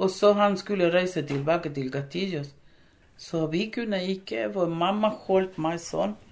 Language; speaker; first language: Norwegian; early bilingual, other home language; Spanish